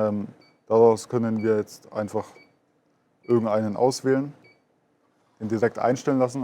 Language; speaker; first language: German; native; German